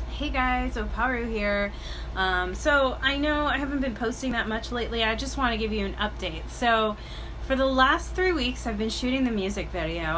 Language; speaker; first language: English; native; English